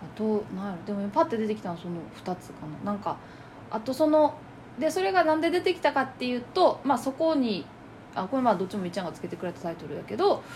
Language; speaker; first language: Japanese; native; Japanese